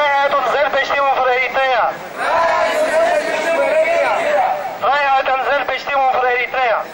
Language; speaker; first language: German; non-native, fluent; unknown